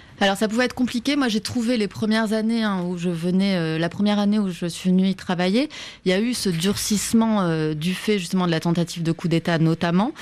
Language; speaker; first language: French; native; French